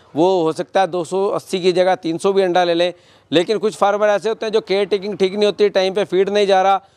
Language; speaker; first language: Hindi; native; Hindi